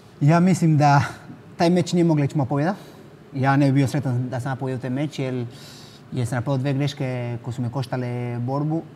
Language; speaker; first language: Bosnian; non-native, fluent; Spanish